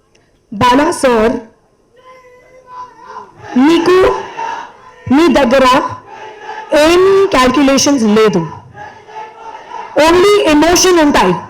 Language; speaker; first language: Telugu; non-native, learner; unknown